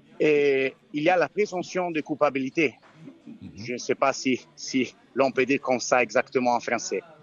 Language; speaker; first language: French; non-native, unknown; Italian